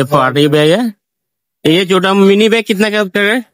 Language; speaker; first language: Hindi; non-native, learner; Bangla